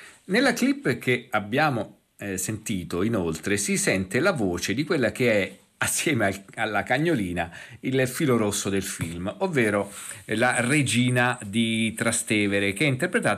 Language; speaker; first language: Italian; native; Italian